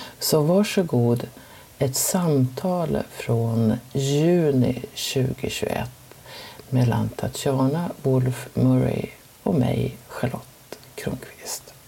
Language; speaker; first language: Swedish; native; Swedish